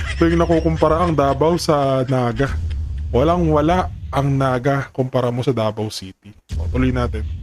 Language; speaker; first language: Filipino; native; Filipino